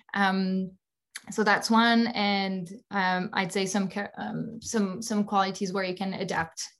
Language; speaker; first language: English; non-native, fluent; French